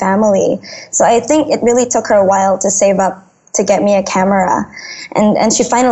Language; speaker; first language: English; non-native, local second language; Filipino